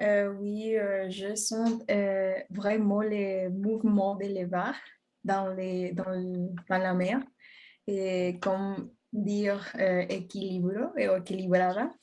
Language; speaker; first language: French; non-native, learner; Spanish